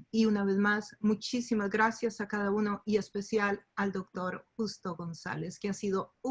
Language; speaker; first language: Spanish; native; Spanish